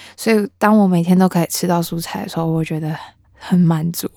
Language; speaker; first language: Chinese; non-native, local second language; Hakka Chinese